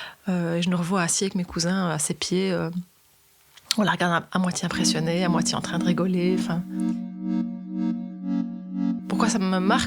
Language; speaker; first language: French; native; French